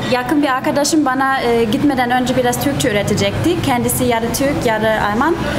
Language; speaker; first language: Turkish; non-native, fluent; German